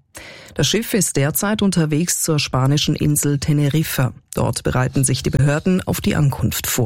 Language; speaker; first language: German; native; German